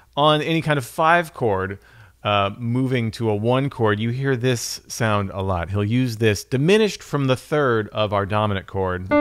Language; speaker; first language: English; native; English